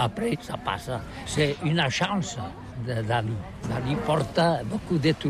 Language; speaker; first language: French; non-native, learner; Catalan